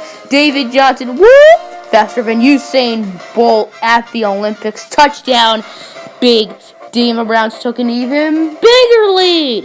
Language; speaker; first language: English; native; English